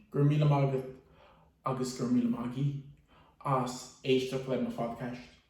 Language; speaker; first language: Irish; native; Irish